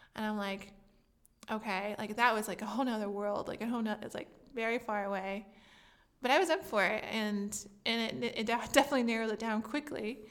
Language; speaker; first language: English; native; English